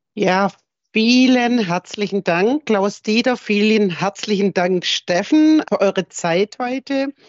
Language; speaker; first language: German; non-native, fluent; English